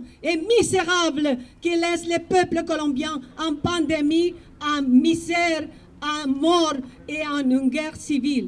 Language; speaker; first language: French; non-native, fluent; Spanish